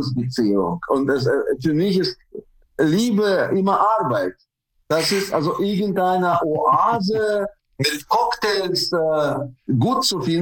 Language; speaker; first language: German; non-native, fluent; Russian